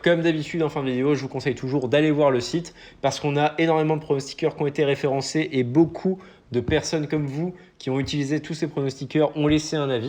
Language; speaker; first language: French; native; French